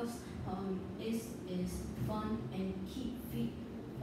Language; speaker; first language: English; non-native, learner; Vietnamese